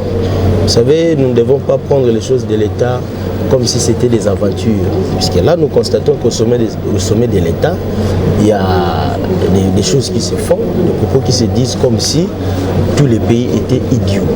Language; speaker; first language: French; non-native, local second language; Lingala